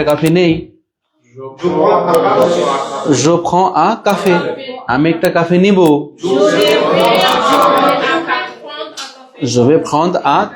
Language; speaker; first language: French; non-native, fluent; Bangla